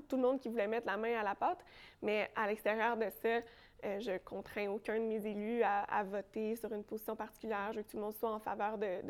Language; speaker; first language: French; native; French